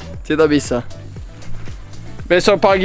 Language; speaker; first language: Indonesian; non-native, learner; Norwegian